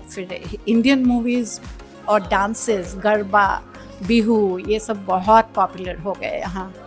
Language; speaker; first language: Hindi; non-native, local second language; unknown